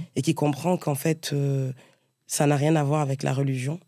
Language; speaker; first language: French; native; French